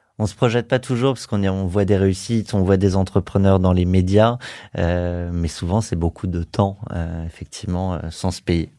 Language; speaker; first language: French; native; French